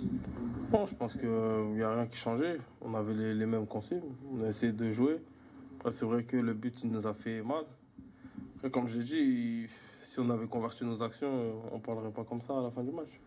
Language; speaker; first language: French; native; French